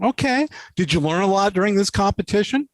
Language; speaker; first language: English; native; English